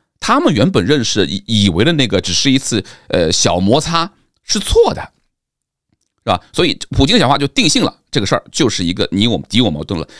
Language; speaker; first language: Chinese; native; Chinese